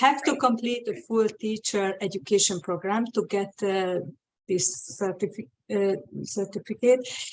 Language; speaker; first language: English; non-native, fluent; Hungarian